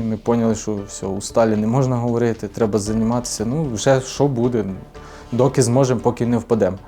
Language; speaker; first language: Ukrainian; native; Ukrainian